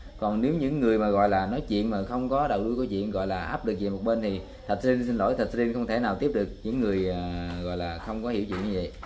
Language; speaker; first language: Vietnamese; non-native, local second language; Khmer